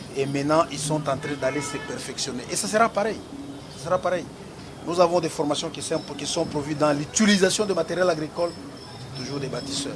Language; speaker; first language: French; non-native, local second language; Lingala